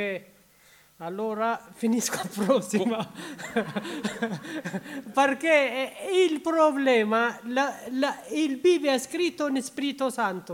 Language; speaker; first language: Italian; non-native, learner; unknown